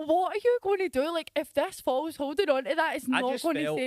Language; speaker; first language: English; native; English